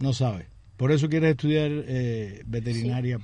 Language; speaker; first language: Spanish; native; Spanish